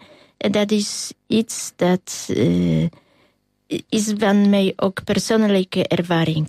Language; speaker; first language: Dutch; non-native, learner; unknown